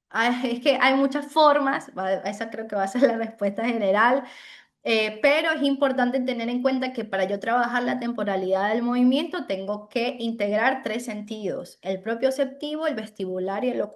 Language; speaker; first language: Spanish; native; Spanish